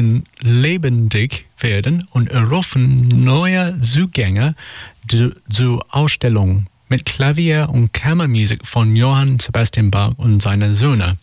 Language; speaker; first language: German; non-native, learner; English